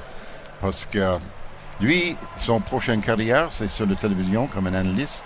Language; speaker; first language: French; non-native, local second language; English